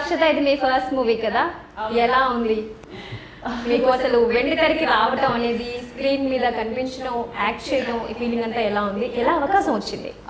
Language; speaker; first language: Telugu; native; Telugu